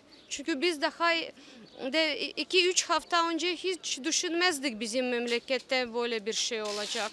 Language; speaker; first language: Turkish; non-native, fluent; Ukrainian